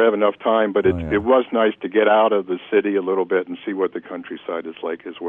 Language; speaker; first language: English; native; English